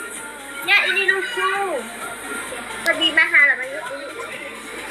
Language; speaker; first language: Indonesian; non-native, learner; Vietnamese